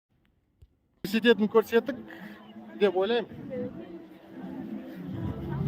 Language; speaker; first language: Kazakh; non-native, local second language; Russian